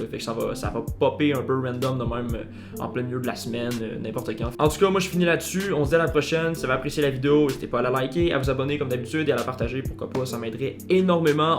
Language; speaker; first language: French; native; French